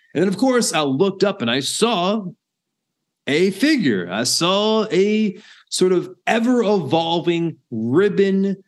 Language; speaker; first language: English; native; English